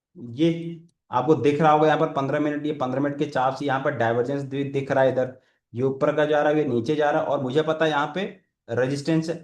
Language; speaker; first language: Hindi; native; Hindi